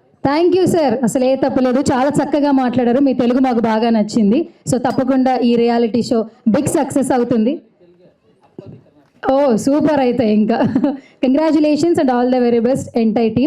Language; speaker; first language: Telugu; native; Telugu